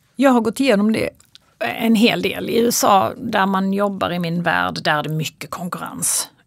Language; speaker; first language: Swedish; early bilingual, other home language; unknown